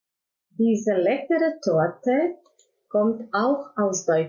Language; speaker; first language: German; non-native, fluent; Croatian